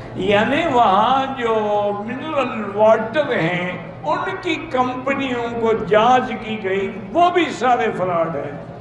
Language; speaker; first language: Urdu; native; Urdu